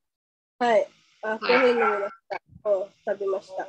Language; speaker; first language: Japanese; non-native, learner; Filipino